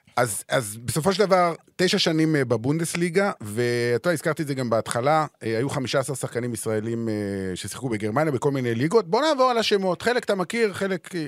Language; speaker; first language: Hebrew; native; Hebrew